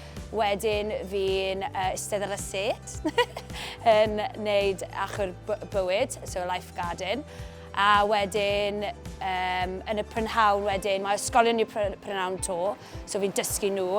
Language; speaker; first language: Welsh; native; Welsh